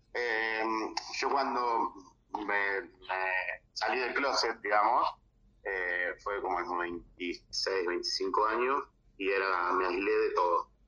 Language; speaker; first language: Spanish; native; Spanish